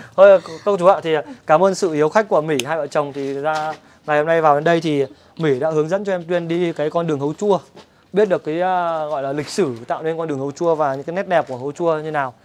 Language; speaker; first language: Vietnamese; native; Vietnamese